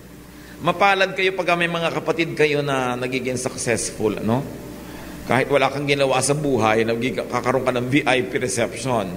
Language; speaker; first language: Filipino; native; Filipino